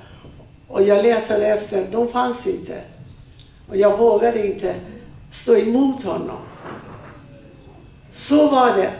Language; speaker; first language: Swedish; non-native, fluent; Persian